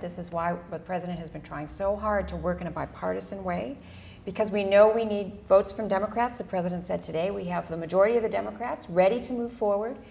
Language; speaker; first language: English; early bilingual, other home language; Spanish